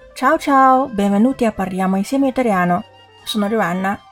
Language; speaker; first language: Italian; non-native, fluent; Chinese